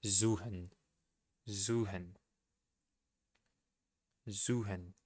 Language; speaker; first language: German; non-native, learner; Portuguese